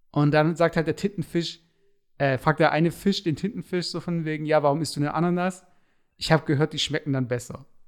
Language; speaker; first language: German; native; German